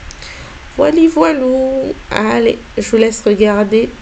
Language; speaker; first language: French; native; French